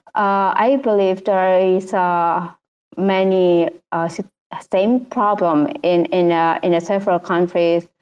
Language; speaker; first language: English; non-native, learner; Indonesian